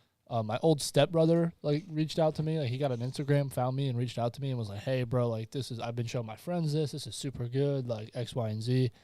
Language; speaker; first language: English; native; English